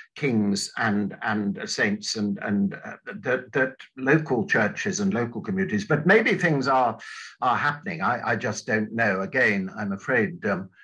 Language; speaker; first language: English; native; English